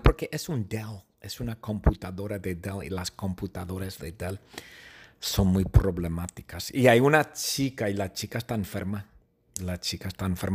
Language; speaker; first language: Spanish; non-native, fluent; English